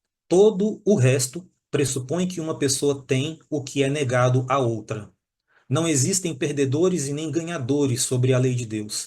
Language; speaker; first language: Portuguese; native; Portuguese